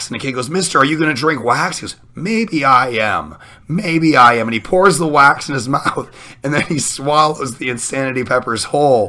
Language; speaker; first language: English; native; English